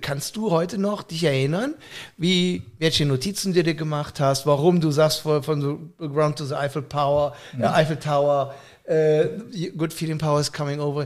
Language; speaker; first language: German; native; German